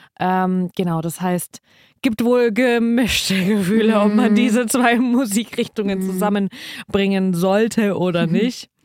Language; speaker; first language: German; early bilingual, other home language; Russian